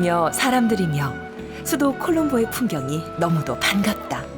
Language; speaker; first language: Korean; native; Korean